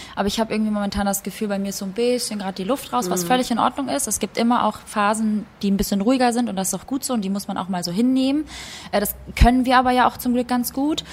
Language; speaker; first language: German; early bilingual, other home language; Albanian